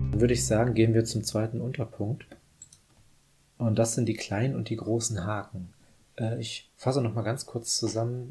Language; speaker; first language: German; native; German